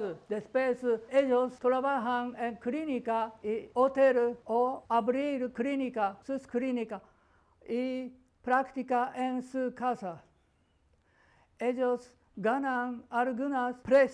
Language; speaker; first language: Spanish; non-native, learner; Japanese